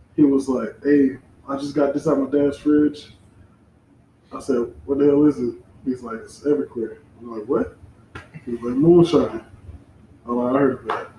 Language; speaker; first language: English; native; English